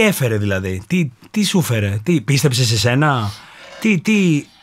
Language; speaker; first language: Greek; native; Greek